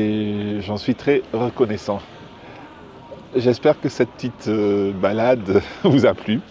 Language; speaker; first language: French; non-native, fluent; English